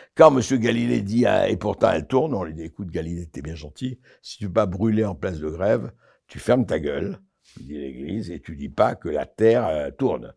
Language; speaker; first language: French; native; French